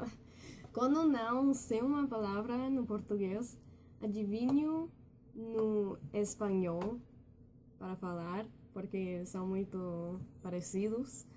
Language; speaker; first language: Portuguese; non-native, learner; English